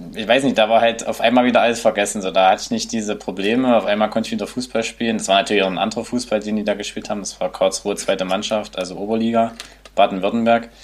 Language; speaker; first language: German; native; German